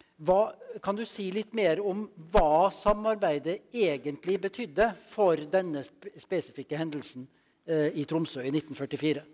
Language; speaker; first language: Norwegian; native; Norwegian